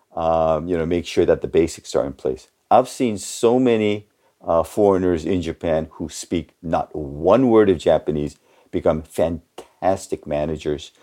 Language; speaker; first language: English; early bilingual, other home language; Japanese